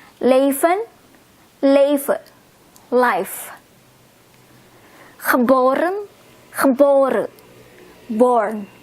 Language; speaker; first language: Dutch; non-native, fluent; Indonesian